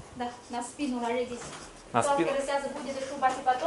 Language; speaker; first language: Russian; non-native, learner; Chinese